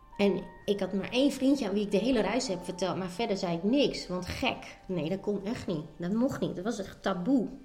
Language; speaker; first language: Dutch; native; Dutch